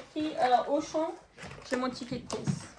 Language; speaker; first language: French; native; French